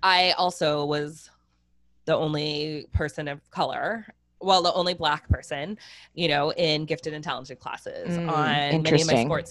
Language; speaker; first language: English; native; English